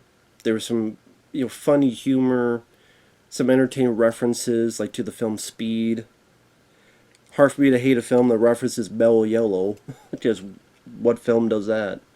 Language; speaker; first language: English; native; English